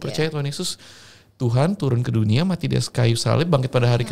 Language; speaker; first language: Indonesian; native; Indonesian